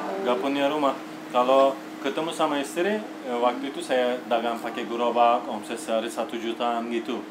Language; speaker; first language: Indonesian; non-native, fluent; Turkish